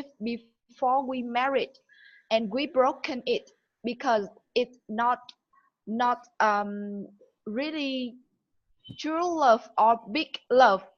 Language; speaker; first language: English; non-native, learner; Vietnamese